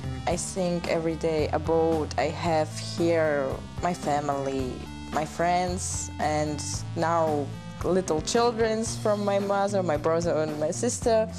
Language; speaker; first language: English; non-native, learner; German